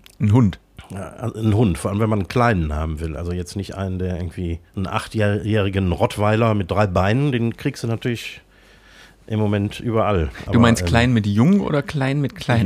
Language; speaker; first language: German; native; German